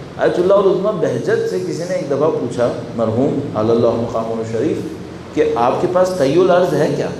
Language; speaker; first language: Urdu; early bilingual, heritage; Urdu